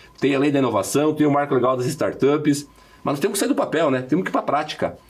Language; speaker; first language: Portuguese; native; Portuguese